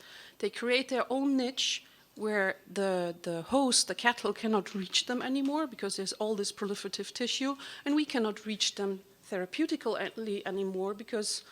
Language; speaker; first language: English; non-native, fluent; German